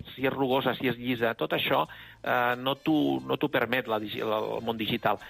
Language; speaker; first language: Catalan; native; Catalan